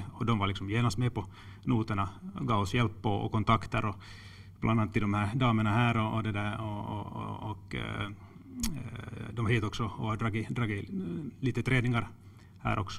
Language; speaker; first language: Swedish; non-native, local second language; Finnish